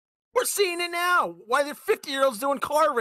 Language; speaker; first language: English; native; English